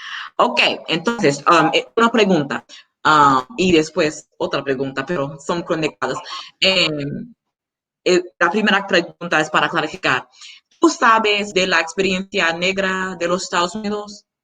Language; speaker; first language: Spanish; non-native, learner; English